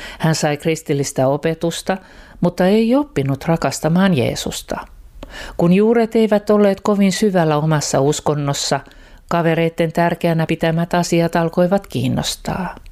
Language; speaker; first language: Finnish; native; Finnish